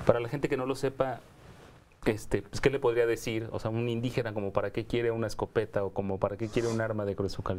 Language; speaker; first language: Spanish; native; Spanish